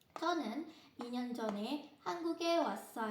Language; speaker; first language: Korean; non-native, fluent; Indonesian